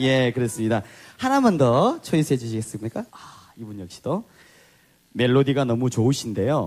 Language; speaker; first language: Korean; native; Korean